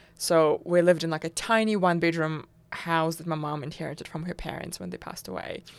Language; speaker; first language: English; non-native, fluent; Russian